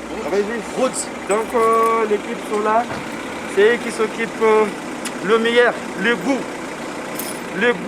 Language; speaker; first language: French; non-native, local second language; Malagasy